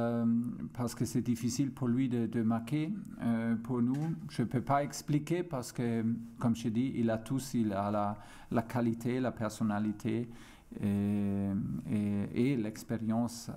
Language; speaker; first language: French; non-native, fluent; German